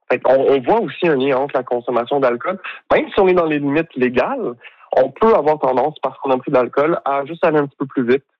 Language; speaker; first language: French; native; French